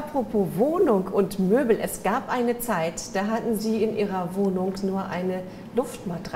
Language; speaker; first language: German; native; German